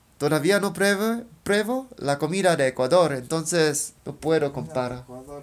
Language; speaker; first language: Spanish; non-native, learner; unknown